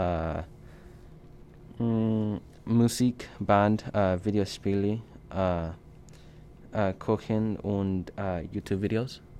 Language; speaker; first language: German; non-native, learner; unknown